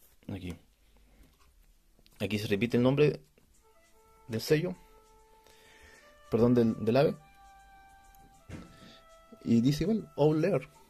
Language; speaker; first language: Spanish; native; Spanish